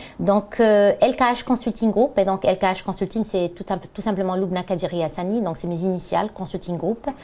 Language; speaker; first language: French; non-native, local second language; Arabic